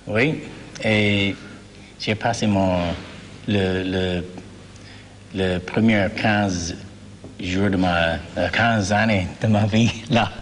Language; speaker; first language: French; non-native, learner; English